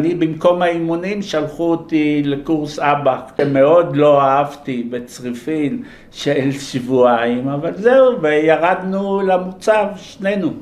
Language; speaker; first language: Hebrew; early bilingual, other home language; Polish